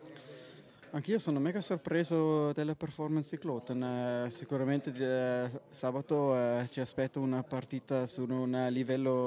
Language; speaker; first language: Italian; non-native, local second language; German